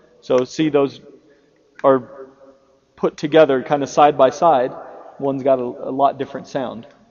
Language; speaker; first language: English; native; English